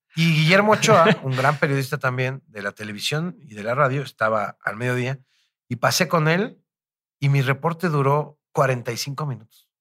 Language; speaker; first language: Spanish; native; Spanish